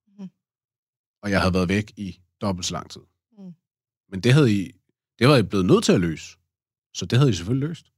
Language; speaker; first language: Danish; native; Danish